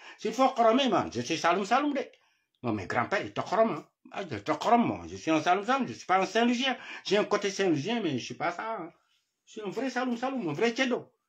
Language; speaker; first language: French; non-native, local second language; Wolof